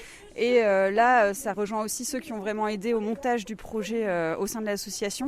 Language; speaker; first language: French; native; French